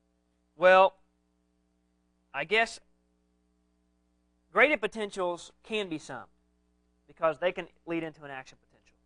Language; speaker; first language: English; native; English